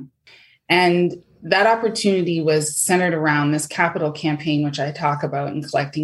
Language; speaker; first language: English; native; English